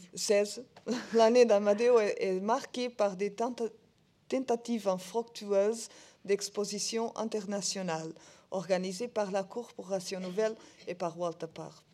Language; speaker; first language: French; non-native, learner; Portuguese